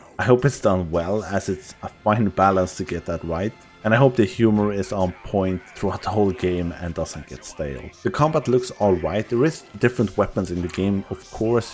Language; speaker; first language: English; non-native, fluent; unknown